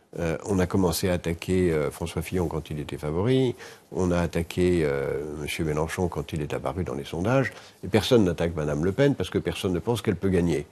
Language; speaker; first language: French; native; French